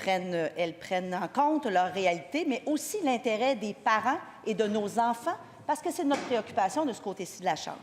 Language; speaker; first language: French; native; French